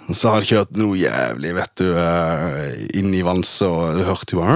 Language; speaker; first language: Norwegian; early bilingual, other home language; German